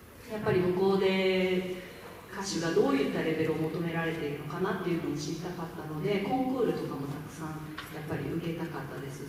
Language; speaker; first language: Japanese; native; Japanese